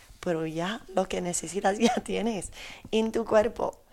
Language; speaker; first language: Spanish; non-native, learner; Polish